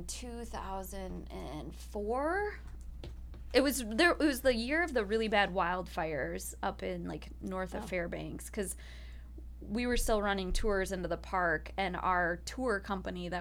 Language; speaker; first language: English; native; English